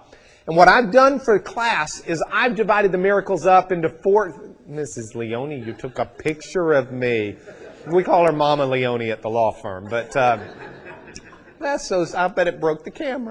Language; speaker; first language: English; native; English